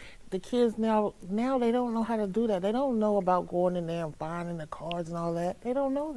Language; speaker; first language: English; native; English